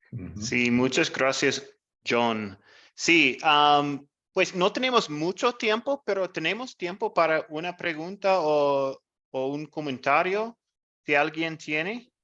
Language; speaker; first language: Spanish; non-native, fluent; English